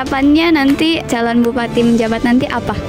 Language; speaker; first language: Indonesian; native; Indonesian